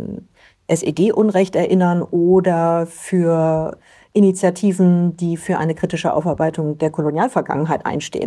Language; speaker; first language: German; native; German